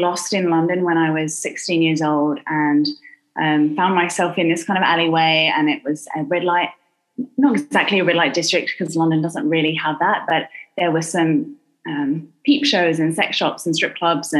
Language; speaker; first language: English; native; English